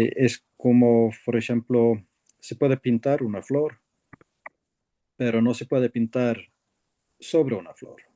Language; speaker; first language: Spanish; non-native, fluent; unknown